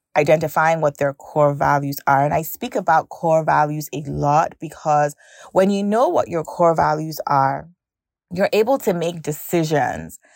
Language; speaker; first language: English; non-native, local second language; Yoruba